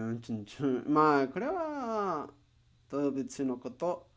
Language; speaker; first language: Japanese; non-native, learner; Spanish